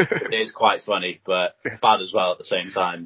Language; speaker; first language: English; non-native, local second language; Welsh